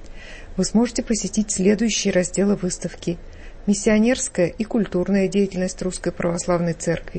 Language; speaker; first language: Russian; native; Russian